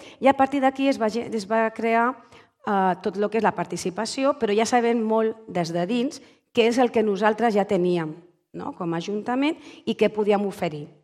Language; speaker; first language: Catalan; non-native, local second language; Spanish